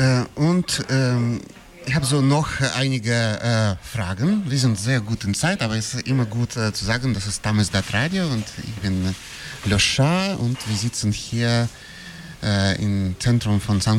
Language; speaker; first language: German; non-native, fluent; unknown